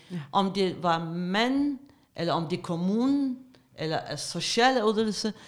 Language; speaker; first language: Danish; non-native, fluent; Arabic